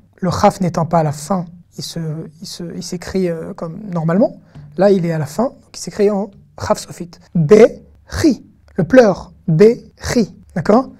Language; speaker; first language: French; native; French